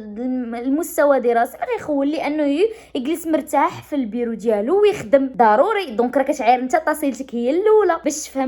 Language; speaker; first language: Arabic; native; Arabic